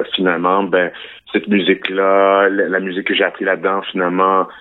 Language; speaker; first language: French; native; French